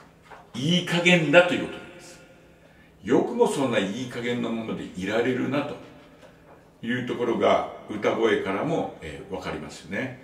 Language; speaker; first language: Japanese; native; Japanese